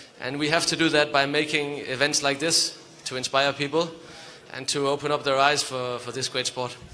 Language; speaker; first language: English; non-native, fluent; Danish